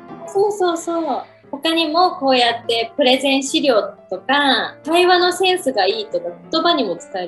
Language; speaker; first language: Japanese; native; Japanese